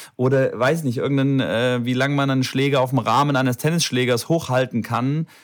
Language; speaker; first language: German; native; German